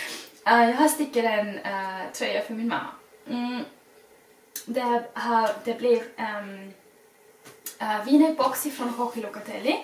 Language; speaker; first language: Swedish; non-native, fluent; German